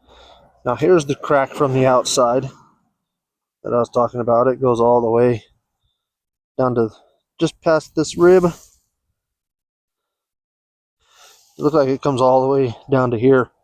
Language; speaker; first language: English; native; English